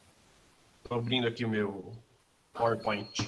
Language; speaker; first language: Portuguese; native; Portuguese